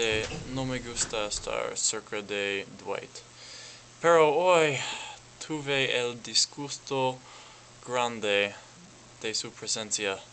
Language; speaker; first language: Spanish; non-native, learner; English